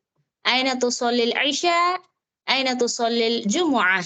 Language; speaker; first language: Arabic; non-native, learner; Tamil